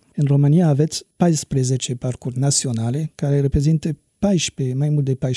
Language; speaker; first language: Romanian; non-native, fluent; French